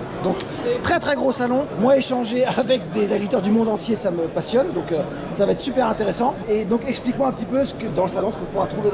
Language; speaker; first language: French; native; French